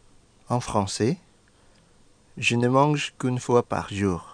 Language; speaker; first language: French; non-native, fluent; Indonesian